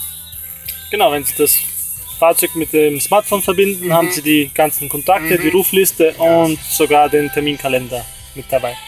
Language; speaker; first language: German; native; German